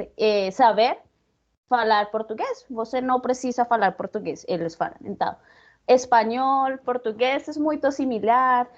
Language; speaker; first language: Portuguese; non-native, learner; Spanish